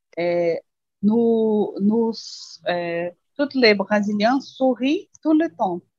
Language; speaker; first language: French; non-native, learner; Portuguese